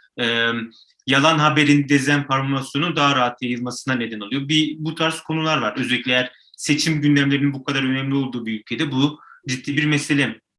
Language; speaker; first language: Turkish; native; Turkish